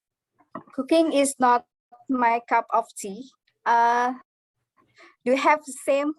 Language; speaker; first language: English; non-native, learner; Indonesian